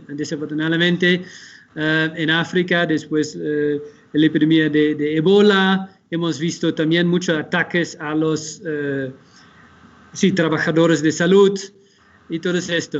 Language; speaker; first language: Spanish; non-native, fluent; Dutch